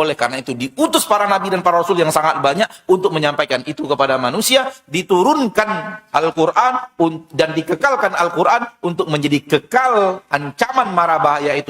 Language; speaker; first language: Indonesian; native; Indonesian